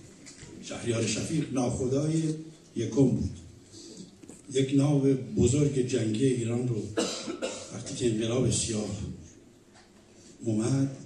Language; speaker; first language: Persian; native; Persian